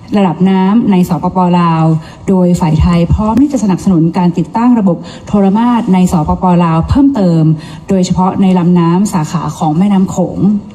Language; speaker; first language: Thai; native; Thai